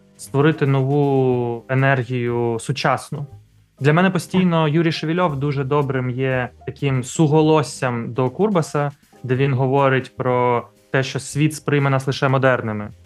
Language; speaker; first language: Ukrainian; native; Ukrainian